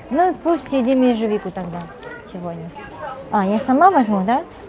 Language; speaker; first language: Russian; non-native, fluent; Italian